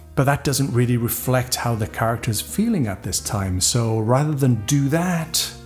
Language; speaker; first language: English; native; English